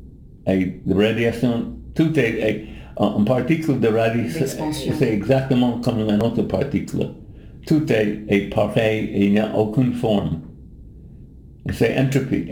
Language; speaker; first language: French; non-native, learner; English